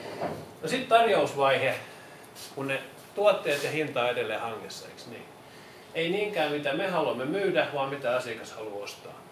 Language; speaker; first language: Finnish; native; Finnish